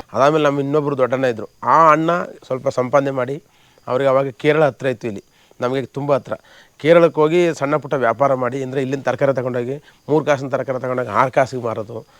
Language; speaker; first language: Kannada; native; Kannada